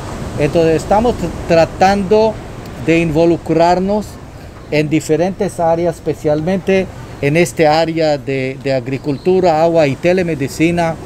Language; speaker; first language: Spanish; non-native, fluent; Hebrew